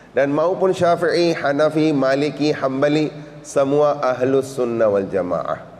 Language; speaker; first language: Indonesian; non-native, learner; Urdu